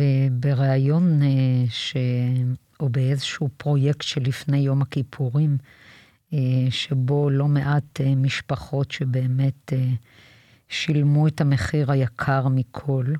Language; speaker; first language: Hebrew; native; Hebrew